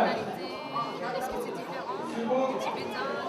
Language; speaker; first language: French; non-native, learner; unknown